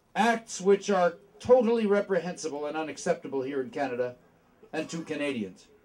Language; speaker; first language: English; native; English